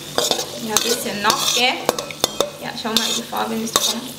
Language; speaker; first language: German; non-native, learner; Thai